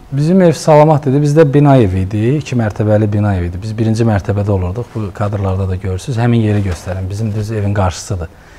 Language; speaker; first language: Azerbaijani; native; Azerbaijani